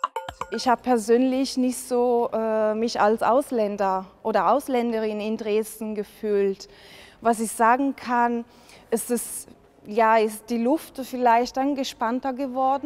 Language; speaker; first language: German; non-native, fluent; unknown